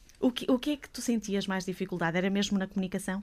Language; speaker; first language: Portuguese; native; Portuguese